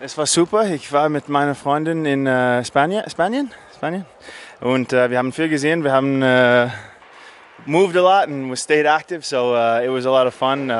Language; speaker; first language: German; non-native, learner; English